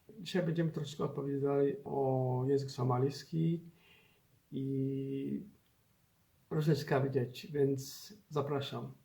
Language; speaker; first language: Polish; non-native, learner; Somali